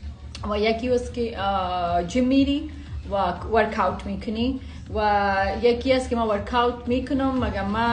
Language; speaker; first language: Persian; non-native, local second language; Pashto